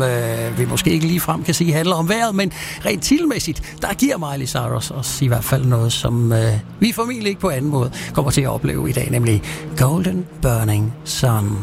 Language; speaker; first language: Danish; native; Danish